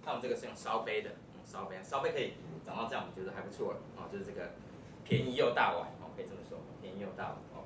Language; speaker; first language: Chinese; native; Chinese